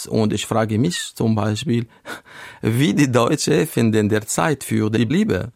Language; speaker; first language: German; non-native, learner; Arabic